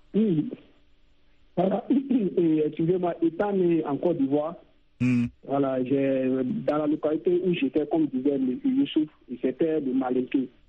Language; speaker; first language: French; non-native, local second language; Dyula